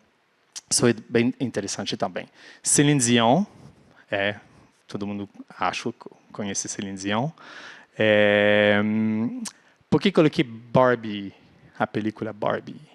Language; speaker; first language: Portuguese; non-native, fluent; French